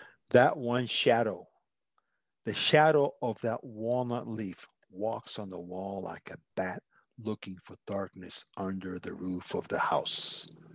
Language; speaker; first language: English; non-native, fluent; Spanish